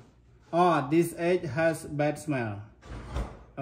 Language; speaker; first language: English; non-native, learner; Khmer